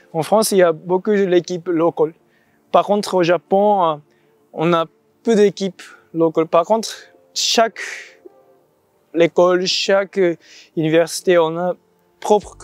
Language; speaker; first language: French; non-native, learner; Japanese